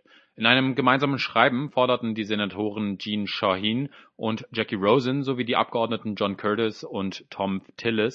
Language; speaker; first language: German; native; German